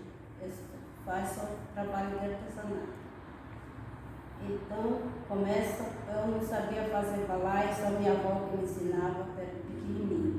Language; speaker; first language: Portuguese; non-native, local second language; Guarani